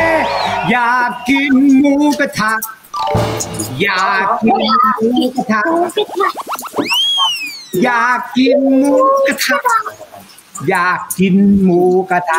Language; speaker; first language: Thai; native; Thai